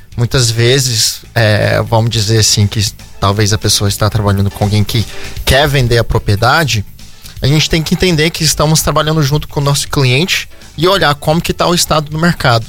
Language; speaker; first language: Portuguese; early bilingual, heritage; Portuguese